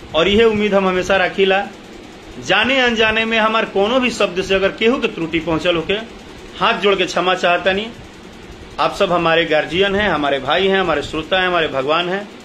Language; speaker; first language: Hindi; non-native, local second language; Bhojpuri